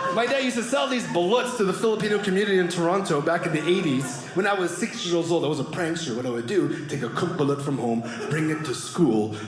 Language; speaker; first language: English; native; English